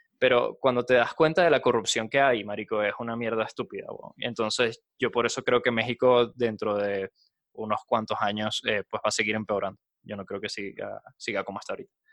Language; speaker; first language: Spanish; native; Spanish